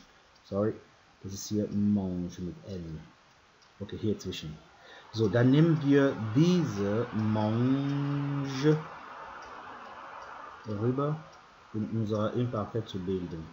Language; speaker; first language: German; non-native, fluent; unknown